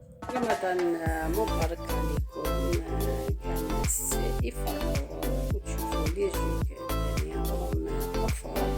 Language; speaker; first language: Arabic; non-native, local second language; Kabyle